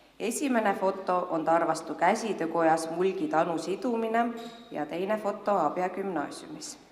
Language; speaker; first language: Estonian; native; Estonian